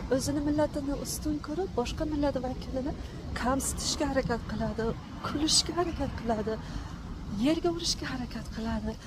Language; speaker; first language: Uzbek; non-native, fluent; Tajik